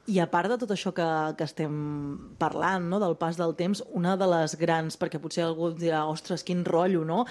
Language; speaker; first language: Catalan; native; Catalan